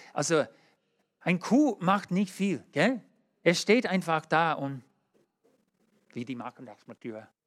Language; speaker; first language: German; non-native, learner; English